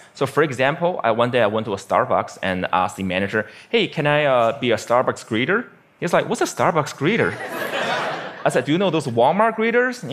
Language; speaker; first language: English; non-native, fluent; Chinese